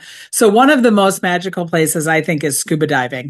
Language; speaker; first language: English; native; English